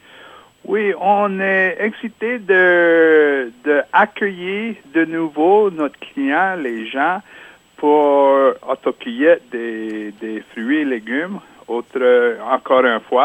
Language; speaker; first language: French; non-native, local second language; English